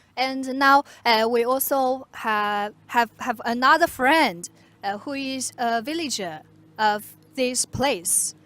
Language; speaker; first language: English; non-native, fluent; Chinese